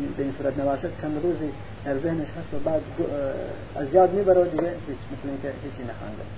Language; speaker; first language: Persian; non-native, local second language; Central Kurdish